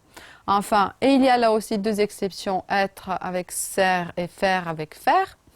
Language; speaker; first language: French; non-native, fluent; Romanian